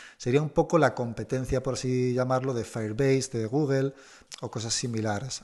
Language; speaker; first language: Spanish; native; Spanish